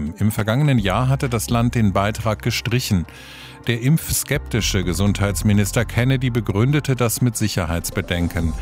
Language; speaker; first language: German; native; German